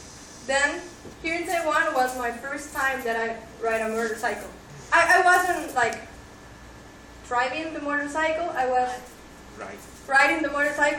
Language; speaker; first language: English; non-native, fluent; Spanish